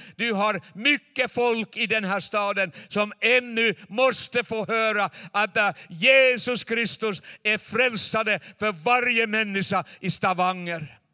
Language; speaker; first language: Swedish; non-native, fluent; Chinese